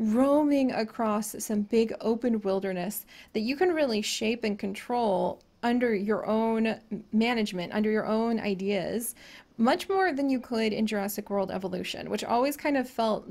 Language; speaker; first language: English; native; English